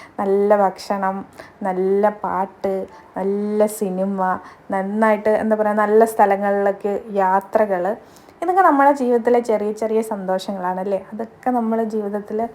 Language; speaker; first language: Malayalam; native; Malayalam